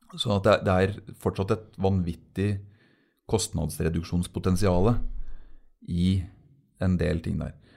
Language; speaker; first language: Norwegian; native; Norwegian